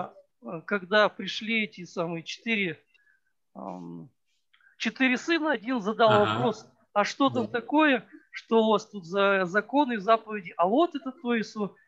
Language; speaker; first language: Russian; native; Russian